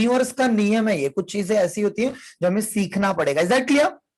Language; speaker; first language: Hindi; native; Hindi